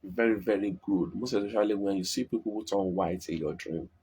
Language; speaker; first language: English; non-native, local second language; Yoruba